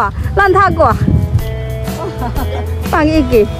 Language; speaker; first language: Chinese; native; Chinese